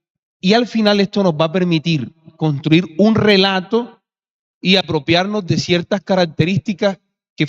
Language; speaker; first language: Spanish; native; Spanish